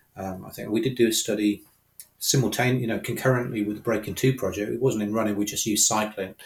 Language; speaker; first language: English; native; English